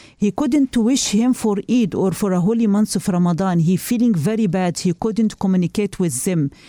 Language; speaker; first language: English; non-native, learner; Arabic